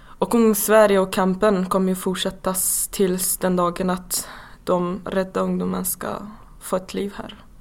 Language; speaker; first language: Swedish; non-native, fluent; Persian